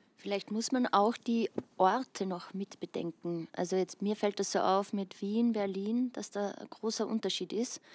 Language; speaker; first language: German; native; German